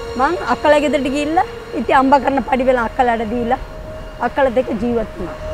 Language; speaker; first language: Sinhala; non-native, local second language; Tamil